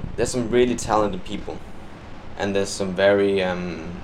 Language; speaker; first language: English; non-native, fluent; Danish